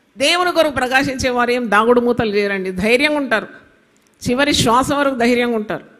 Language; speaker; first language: Telugu; non-native, local second language; Malayalam